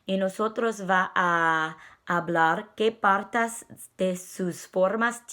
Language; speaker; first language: Spanish; non-native, learner; English